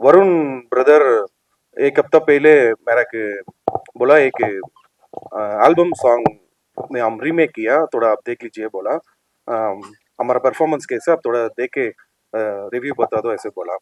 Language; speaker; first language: Hindi; non-native, local second language; Telugu